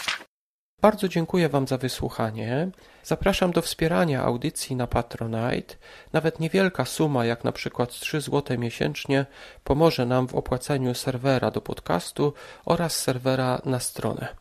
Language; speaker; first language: Polish; native; Polish